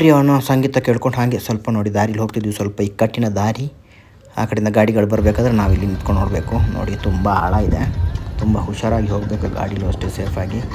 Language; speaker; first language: Kannada; non-native, local second language; Tulu